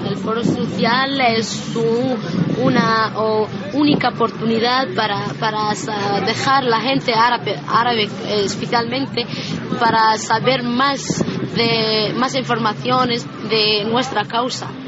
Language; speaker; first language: Spanish; non-native, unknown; Arabic